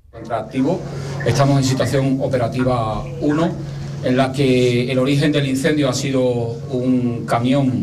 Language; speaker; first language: Spanish; native; Spanish